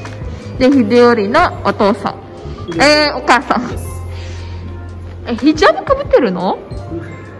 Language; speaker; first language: Japanese; non-native, learner; Indonesian